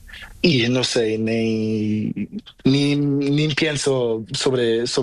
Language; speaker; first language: Spanish; non-native, learner; Portuguese